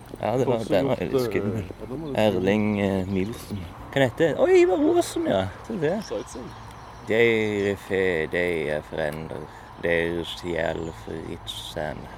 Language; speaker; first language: Norwegian; native; Norwegian